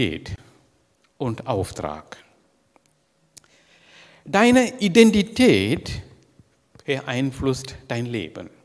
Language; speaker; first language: German; non-native, learner; Sinhala